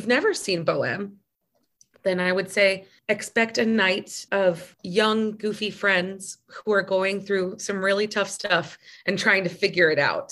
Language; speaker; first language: English; native; English